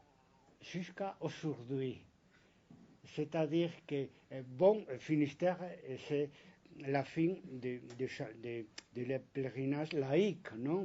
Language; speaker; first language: French; non-native, fluent; Spanish